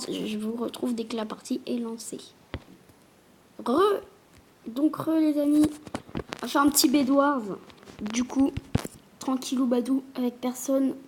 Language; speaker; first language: French; native; French